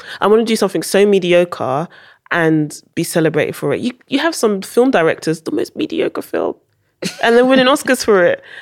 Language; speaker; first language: English; early bilingual, heritage; English